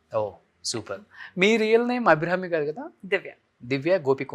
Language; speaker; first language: Telugu; native; Telugu